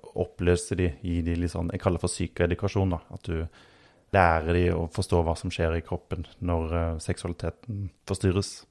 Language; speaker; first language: Norwegian; native; Norwegian